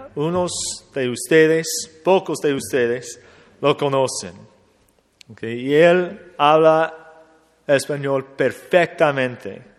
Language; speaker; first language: Spanish; non-native, fluent; English